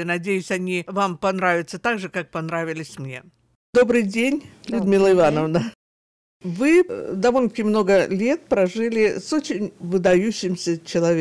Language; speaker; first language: Russian; native; Russian